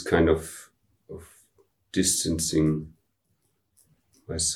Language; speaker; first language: English; non-native, fluent; German